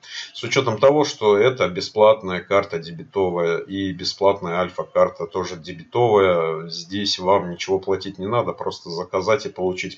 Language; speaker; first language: Russian; native; Russian